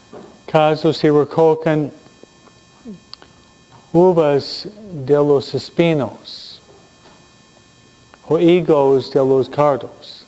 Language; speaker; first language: Spanish; non-native, fluent; English